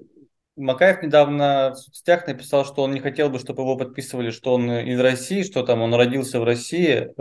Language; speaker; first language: Russian; native; Russian